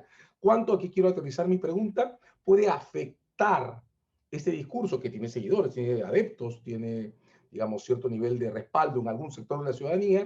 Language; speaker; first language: Spanish; native; Spanish